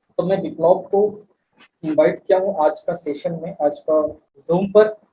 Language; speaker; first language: Hindi; native; Hindi